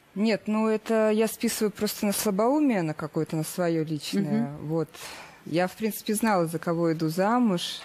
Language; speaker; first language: Russian; native; Russian